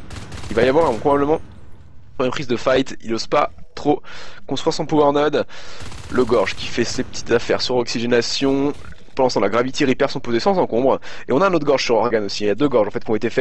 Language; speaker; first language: French; native; French